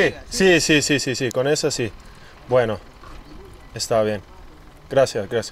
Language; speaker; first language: Spanish; non-native, learner; English